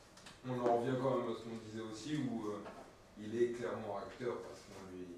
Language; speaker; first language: French; native; French